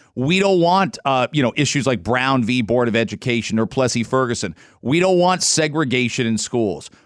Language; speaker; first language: English; native; English